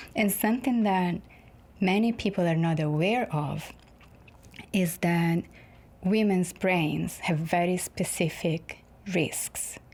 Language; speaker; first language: English; non-native, fluent; Italian